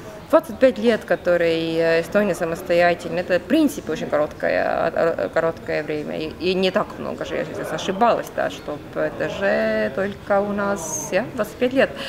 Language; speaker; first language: Russian; non-native, fluent; Estonian